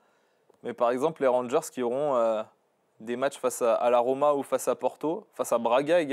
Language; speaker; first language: French; native; French